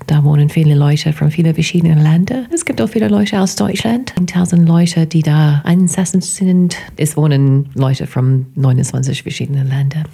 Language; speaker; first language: German; non-native, fluent; English